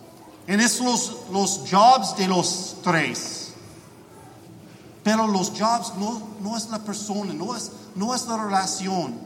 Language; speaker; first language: Spanish; non-native, learner; English